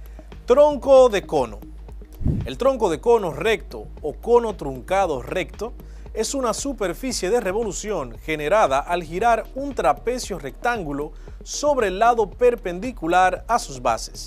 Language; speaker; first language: Spanish; native; Spanish